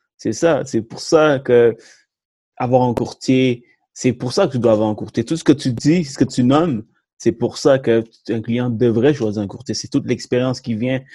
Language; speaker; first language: French; early bilingual, other home language; Tamil